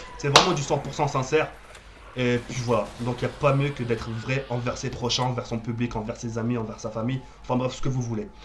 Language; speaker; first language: French; early bilingual, other home language; Arabic